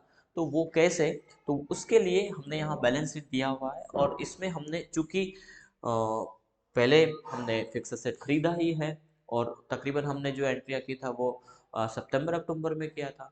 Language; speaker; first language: Hindi; native; Hindi